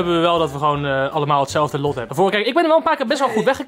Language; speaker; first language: Dutch; native; Dutch